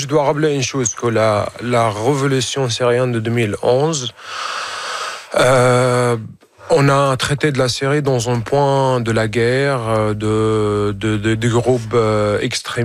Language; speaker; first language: French; non-native, fluent; Arabic